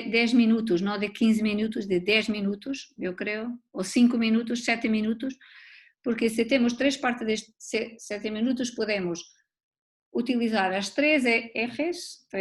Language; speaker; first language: Spanish; non-native, learner; Portuguese